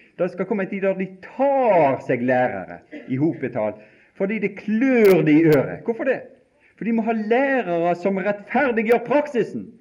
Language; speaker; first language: Norwegian; native; Norwegian